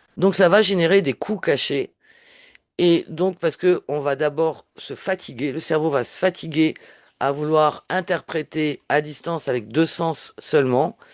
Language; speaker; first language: French; native; French